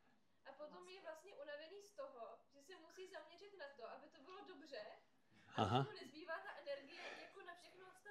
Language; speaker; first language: Czech; native; Czech